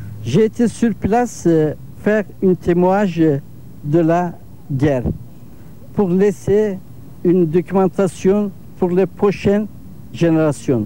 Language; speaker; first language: French; non-native, learner; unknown